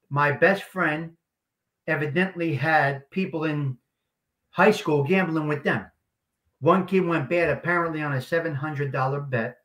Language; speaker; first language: English; native; English